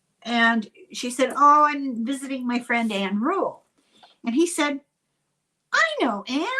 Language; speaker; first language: English; native; English